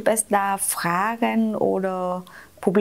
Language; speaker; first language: German; non-native, fluent; Vietnamese